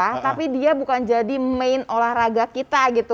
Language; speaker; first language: Indonesian; native; Indonesian